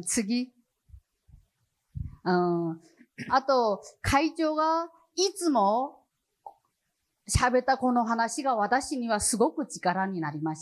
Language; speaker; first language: Japanese; non-native, learner; Chinese